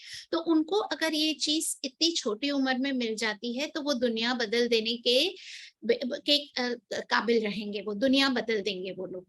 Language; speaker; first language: Hindi; native; Hindi